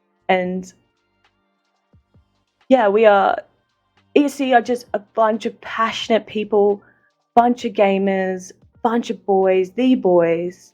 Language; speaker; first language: English; native; English